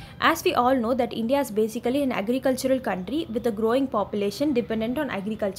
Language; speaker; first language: English; non-native, local second language; Tamil